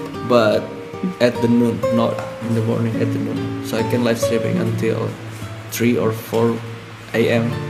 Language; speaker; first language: English; non-native, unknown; Indonesian